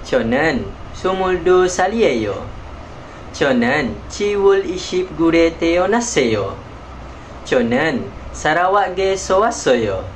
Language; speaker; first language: Korean; non-native, learner; Malay